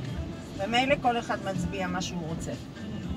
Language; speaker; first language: Hebrew; native; Hebrew